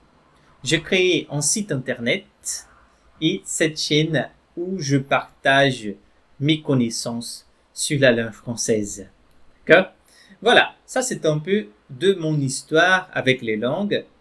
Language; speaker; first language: French; non-native, fluent; Portuguese